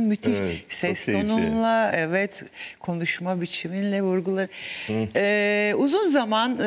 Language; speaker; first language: Turkish; native; Turkish